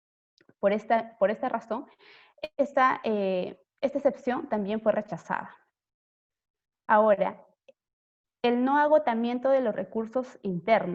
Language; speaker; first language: Spanish; native; Spanish